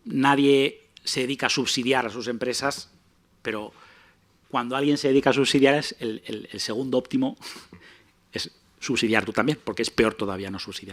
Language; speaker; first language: Spanish; native; Spanish